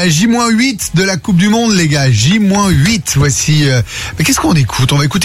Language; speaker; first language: French; native; French